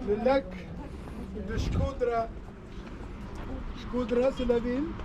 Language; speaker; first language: French; non-native, fluent; Albanian